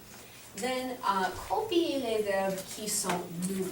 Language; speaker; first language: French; non-native, fluent; English